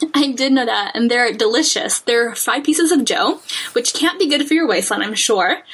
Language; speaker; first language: English; native; English